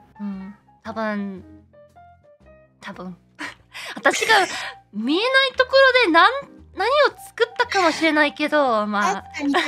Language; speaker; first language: Japanese; non-native, learner; English